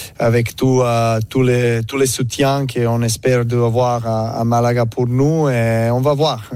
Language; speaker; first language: French; non-native, learner; Serbian